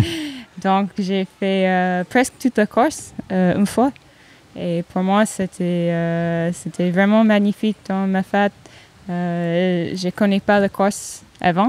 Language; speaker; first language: French; non-native, fluent; English